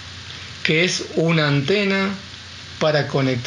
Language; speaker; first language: Spanish; native; Spanish